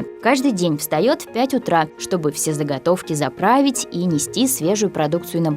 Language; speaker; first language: Russian; native; Russian